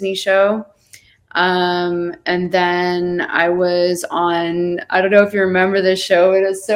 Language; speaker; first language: English; native; English